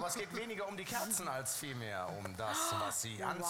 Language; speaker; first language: German; native; German